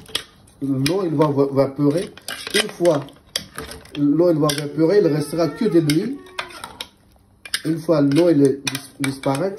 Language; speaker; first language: French; non-native, learner; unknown